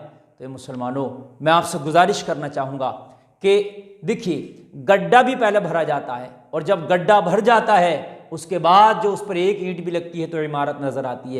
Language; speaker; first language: Urdu; native; Urdu